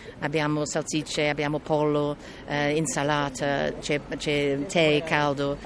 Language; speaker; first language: Italian; non-native, learner; English